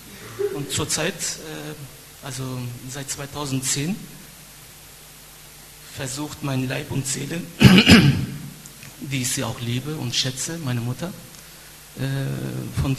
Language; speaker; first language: German; non-native, fluent; Turkish